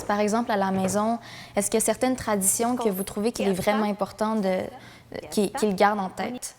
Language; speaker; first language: French; native; French